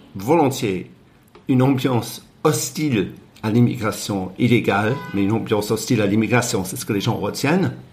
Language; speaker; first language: French; non-native, fluent; English